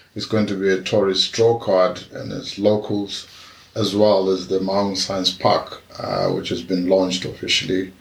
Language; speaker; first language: English; non-native, local second language; Tswana